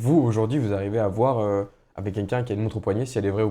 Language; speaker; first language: French; native; French